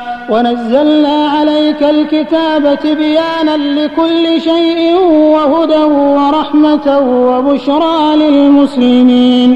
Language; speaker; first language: Arabic; native; Arabic